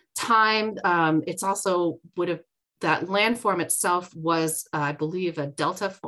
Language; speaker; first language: English; native; English